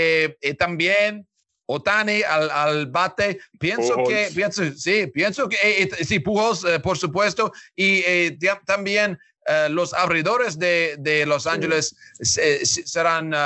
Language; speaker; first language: Spanish; non-native, learner; English